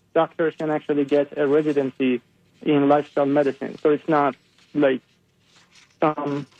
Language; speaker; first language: English; non-native, fluent; Persian